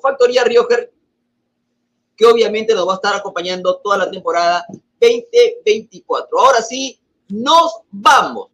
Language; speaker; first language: Spanish; native; Spanish